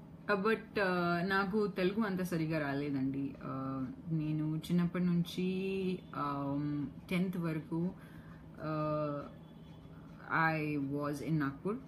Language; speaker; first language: Telugu; non-native, local second language; Hindi